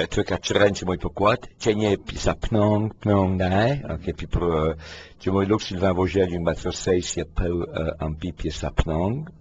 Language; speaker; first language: Khmer; non-native, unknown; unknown